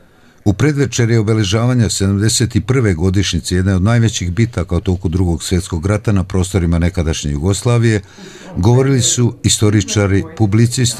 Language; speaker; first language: Serbian; native; Serbian